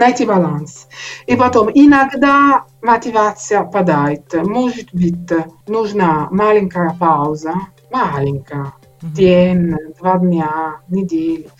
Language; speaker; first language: Russian; non-native, learner; Italian